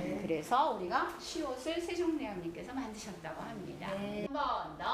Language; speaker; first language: Korean; native; Korean